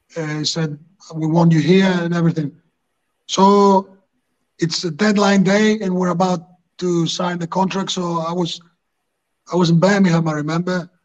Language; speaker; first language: English; non-native, fluent; Greek